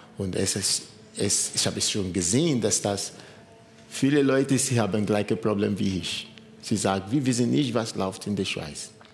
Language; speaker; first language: German; non-native, learner; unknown